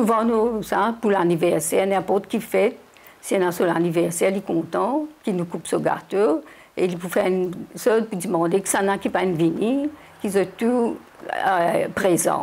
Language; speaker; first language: French; non-native, learner; Morisyen